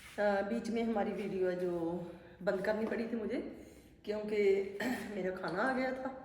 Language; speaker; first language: Hindi; non-native, local second language; Punjabi